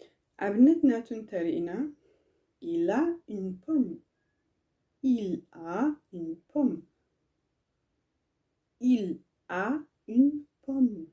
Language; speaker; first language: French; non-native, learner; Tigrinya